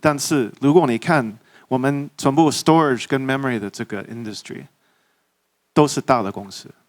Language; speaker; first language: Chinese; early bilingual, heritage; English